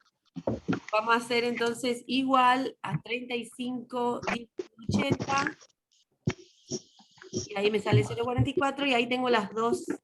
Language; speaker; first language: Spanish; native; Spanish